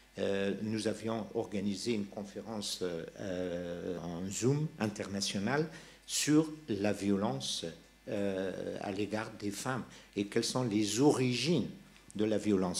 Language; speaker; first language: French; non-native, local second language; Persian